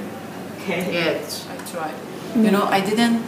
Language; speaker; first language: English; non-native, fluent; Persian